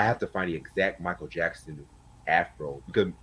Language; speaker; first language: English; native; English